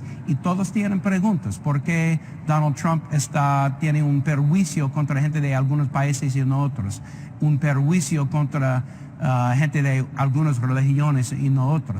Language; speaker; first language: Spanish; non-native, fluent; English